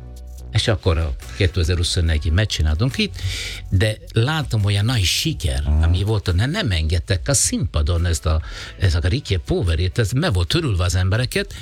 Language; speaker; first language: Hungarian; non-native, learner; Italian